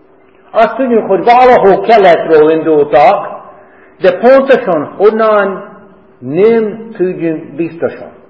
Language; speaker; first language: Hungarian; non-native, fluent; English